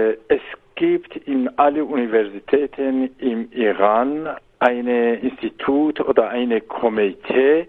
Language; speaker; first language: German; non-native, learner; Persian